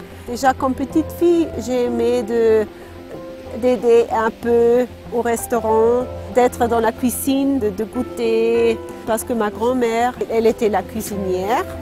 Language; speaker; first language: French; non-native, fluent; German